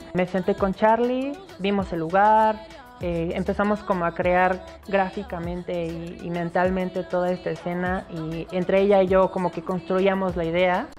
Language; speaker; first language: Spanish; native; Spanish